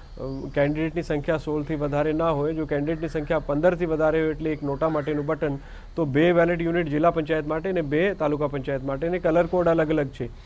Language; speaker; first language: Gujarati; non-native, local second language; Hindi